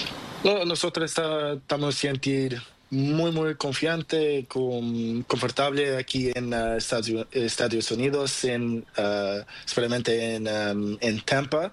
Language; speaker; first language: Spanish; non-native, learner; Portuguese